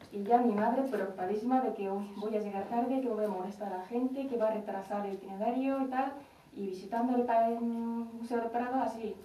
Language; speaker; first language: Spanish; non-native, fluent; Japanese